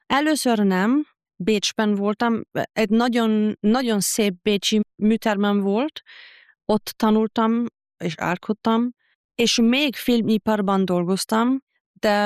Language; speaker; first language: Hungarian; non-native, learner; German